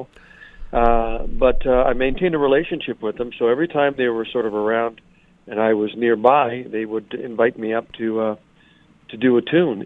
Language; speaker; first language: English; native; English